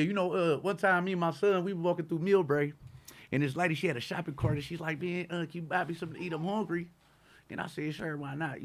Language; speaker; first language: English; native; English